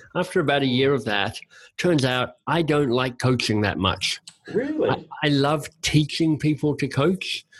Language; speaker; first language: English; native; English